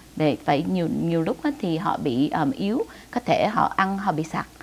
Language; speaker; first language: Vietnamese; early bilingual, heritage; Vietnamese